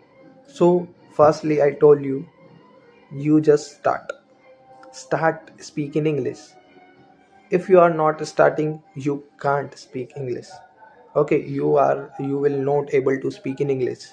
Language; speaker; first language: English; non-native, learner; Hindi